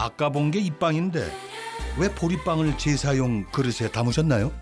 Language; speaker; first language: Korean; native; Korean